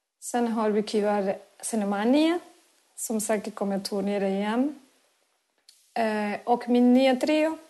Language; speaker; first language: Swedish; non-native, fluent; Spanish